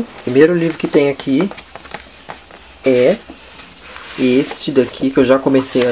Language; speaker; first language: Portuguese; native; Portuguese